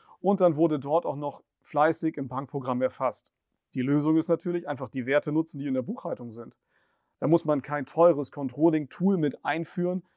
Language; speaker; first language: German; native; German